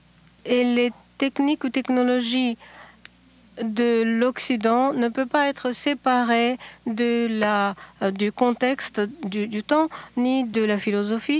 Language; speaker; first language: French; non-native, fluent; Japanese